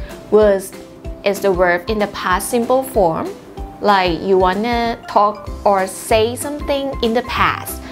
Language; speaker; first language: English; non-native, fluent; Thai